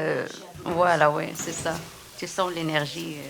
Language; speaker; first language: French; non-native, learner; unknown